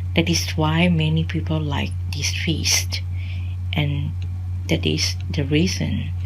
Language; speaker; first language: English; non-native, fluent; Thai